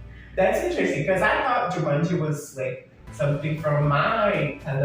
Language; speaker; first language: English; non-native, fluent; Portuguese